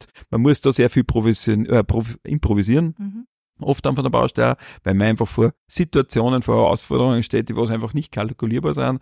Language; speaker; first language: German; native; German